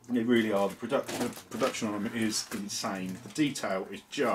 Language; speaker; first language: English; native; English